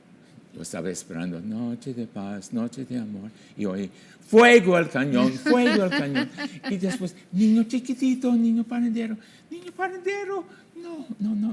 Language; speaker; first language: Spanish; non-native, fluent; English